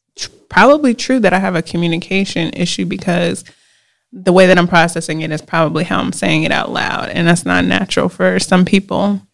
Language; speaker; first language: English; native; English